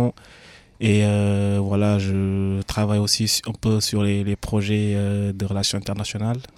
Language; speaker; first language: French; non-native, local second language; Wolof